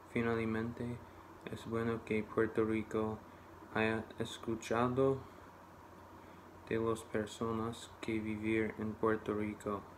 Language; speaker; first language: Spanish; non-native, learner; English